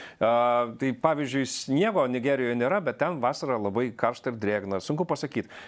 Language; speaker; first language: Lithuanian; native; Lithuanian